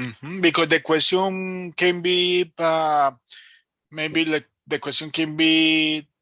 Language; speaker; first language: English; non-native, learner; Spanish